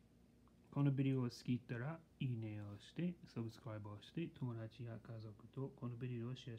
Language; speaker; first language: Japanese; non-native, learner; English